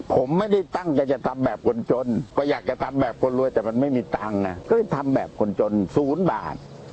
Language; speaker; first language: Thai; native; Thai